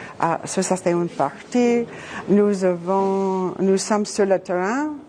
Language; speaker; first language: French; non-native, fluent; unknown